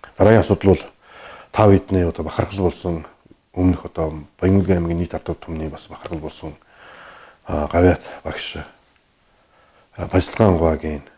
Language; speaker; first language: Mongolian; native; Mongolian